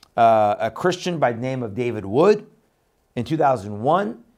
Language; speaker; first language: English; non-native, fluent; Persian